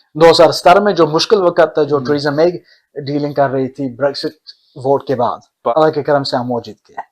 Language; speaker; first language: Urdu; early bilingual, heritage; Urdu